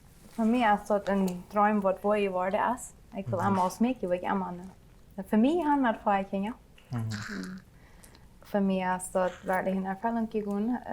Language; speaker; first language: German; non-native, local second language; Plautdietsch